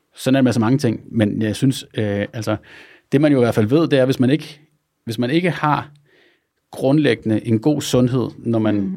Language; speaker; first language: Danish; native; Danish